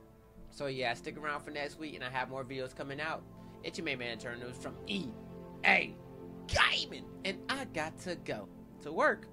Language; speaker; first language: English; native; English